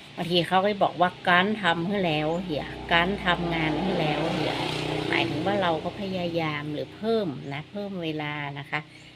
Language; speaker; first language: Thai; native; Thai